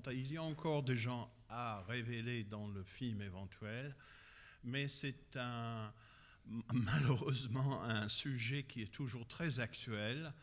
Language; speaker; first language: French; non-native, fluent; English